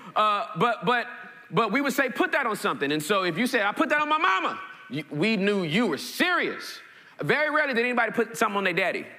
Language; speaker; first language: English; native; English